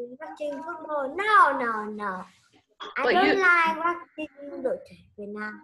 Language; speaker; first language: English; non-native, learner; Vietnamese